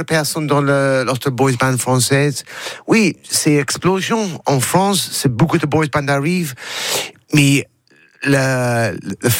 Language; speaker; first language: French; non-native, learner; English